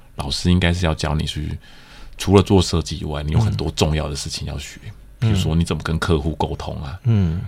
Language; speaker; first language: Chinese; native; Chinese